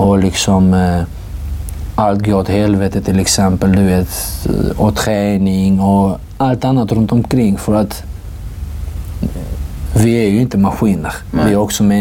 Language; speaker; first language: Swedish; non-native, fluent; Georgian